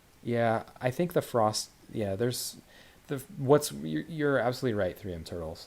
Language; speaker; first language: English; native; English